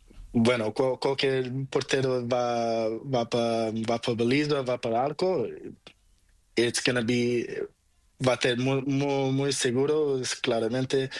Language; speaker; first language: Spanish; non-native, learner; Portuguese